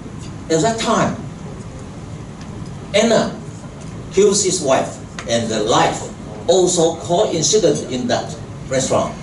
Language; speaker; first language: English; non-native, local second language; Chinese